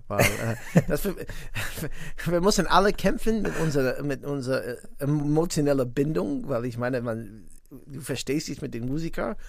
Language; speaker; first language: German; non-native, fluent; English